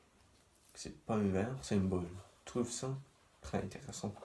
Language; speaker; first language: French; non-native, learner; English